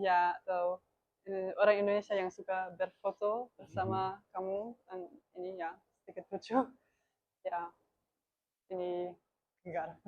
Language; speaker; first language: Indonesian; non-native, learner; German